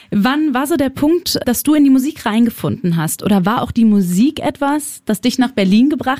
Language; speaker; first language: German; native; German